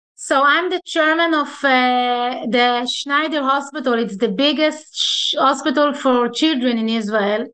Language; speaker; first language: English; non-native, fluent; Hebrew